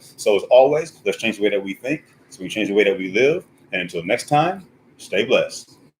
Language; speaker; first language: English; native; English